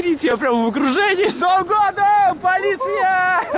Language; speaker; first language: Russian; native; Russian